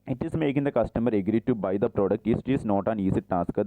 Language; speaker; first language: English; non-native, local second language; Malayalam